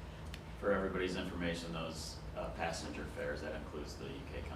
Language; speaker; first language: English; native; English